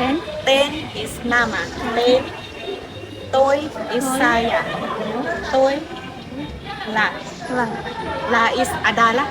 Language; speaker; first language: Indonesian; non-native, learner; Vietnamese